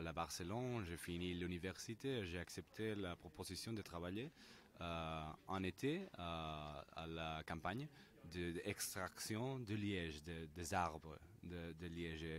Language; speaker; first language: French; non-native, learner; Spanish